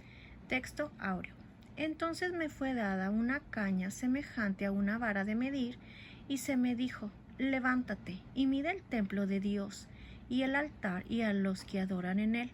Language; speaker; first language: Spanish; native; Spanish